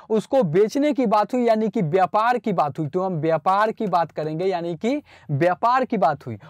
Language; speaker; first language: Hindi; native; Hindi